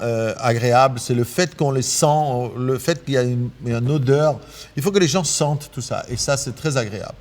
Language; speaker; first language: French; non-native, fluent; Persian